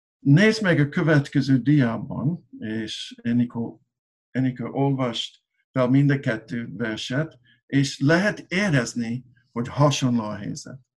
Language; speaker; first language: Hungarian; non-native, learner; English